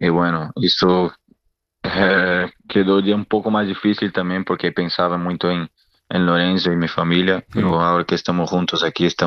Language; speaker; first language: Spanish; non-native, learner; Portuguese